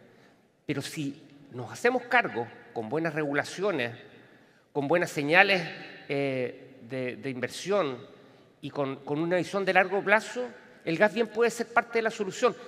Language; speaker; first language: Spanish; native; Spanish